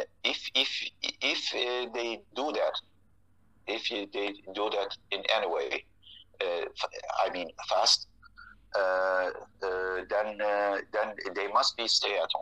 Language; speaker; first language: English; non-native, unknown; Turkish